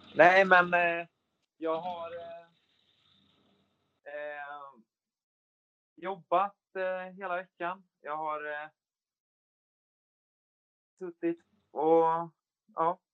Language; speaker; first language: Swedish; native; Swedish